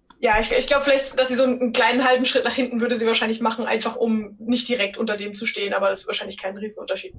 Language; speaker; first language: German; native; German